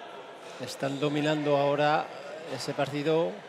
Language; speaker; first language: Spanish; non-native, fluent; French